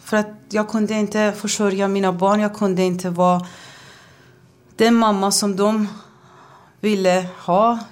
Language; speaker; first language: Swedish; non-native, fluent; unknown